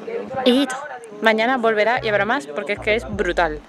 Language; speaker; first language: Spanish; native; Spanish